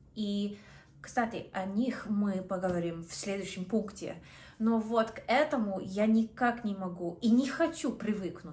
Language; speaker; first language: Russian; non-native, fluent; English